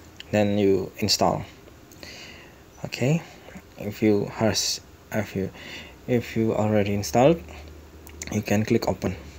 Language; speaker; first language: English; non-native, learner; Indonesian